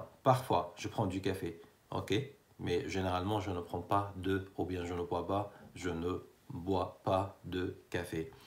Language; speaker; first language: French; non-native, fluent; Arabic